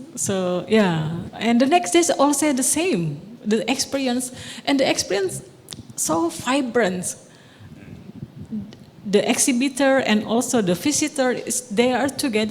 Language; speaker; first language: English; non-native, local second language; Indonesian